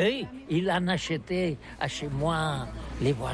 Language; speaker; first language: French; non-native, learner; Catalan